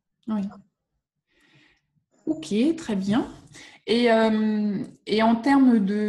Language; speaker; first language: French; native; French